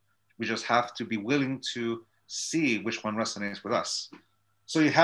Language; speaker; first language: English; native; English